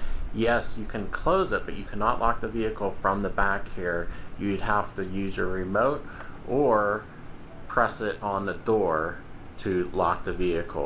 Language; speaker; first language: English; native; English